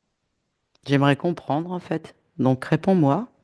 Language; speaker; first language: French; native; French